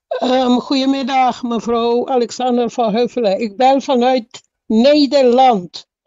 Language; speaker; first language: Dutch; non-native, local second language; Papiamento